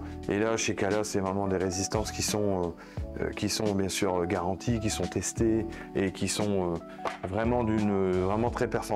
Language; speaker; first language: French; native; French